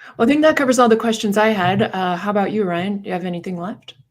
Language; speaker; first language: English; native; English